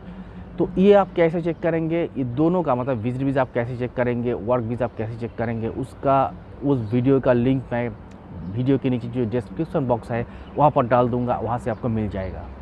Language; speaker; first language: Hindi; non-native, local second language; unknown